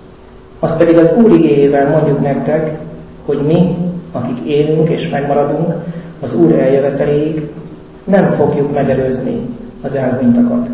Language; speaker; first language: Hungarian; native; Hungarian